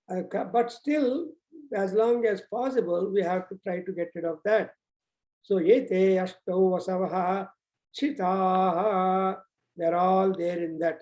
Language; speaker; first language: English; non-native, local second language; Telugu